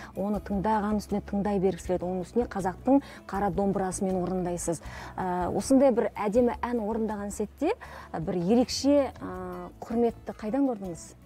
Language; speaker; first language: Kazakh; native; Kazakh